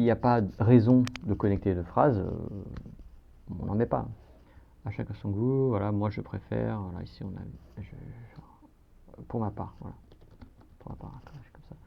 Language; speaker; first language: French; native; French